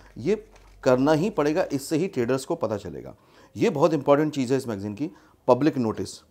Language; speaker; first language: Hindi; native; Hindi